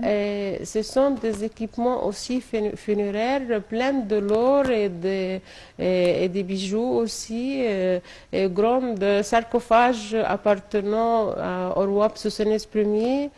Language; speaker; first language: French; non-native, fluent; Arabic